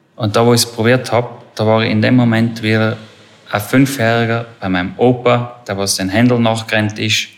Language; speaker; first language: German; native; German